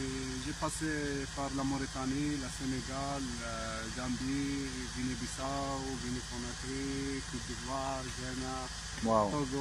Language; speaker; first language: French; non-native, local second language; Arabic